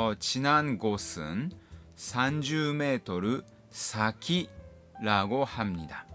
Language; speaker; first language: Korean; non-native, fluent; Japanese